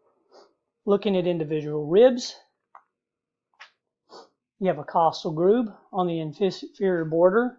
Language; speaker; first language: English; native; English